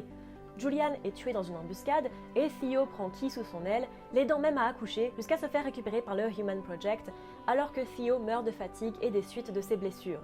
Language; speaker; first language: French; native; French